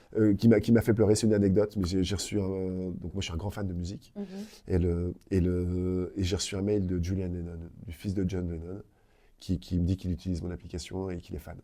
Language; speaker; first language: French; native; French